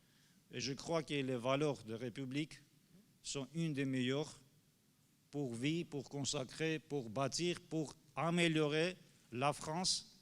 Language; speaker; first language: French; non-native, fluent; Armenian